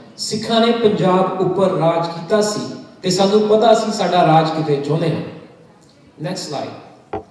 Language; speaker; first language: Punjabi; early bilingual, heritage; Punjabi